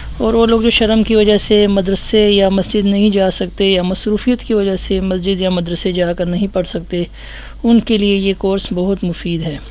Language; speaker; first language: Urdu; native; Urdu